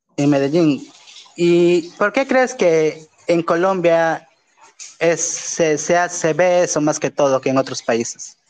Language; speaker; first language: Spanish; native; Spanish